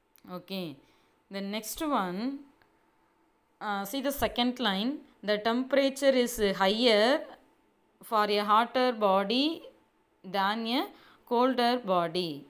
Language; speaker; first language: English; non-native, local second language; Tamil